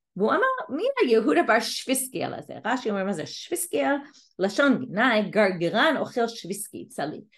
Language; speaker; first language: Hebrew; non-native, fluent; English